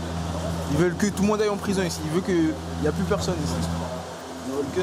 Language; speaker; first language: French; native; French